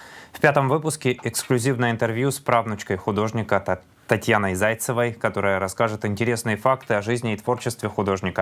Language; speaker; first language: Russian; native; Russian